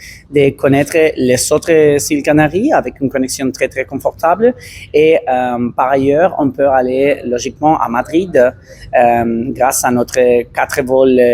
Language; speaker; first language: French; non-native, learner; Spanish